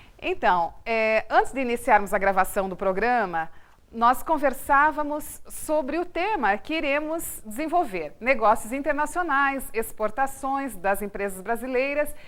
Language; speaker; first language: Portuguese; native; Portuguese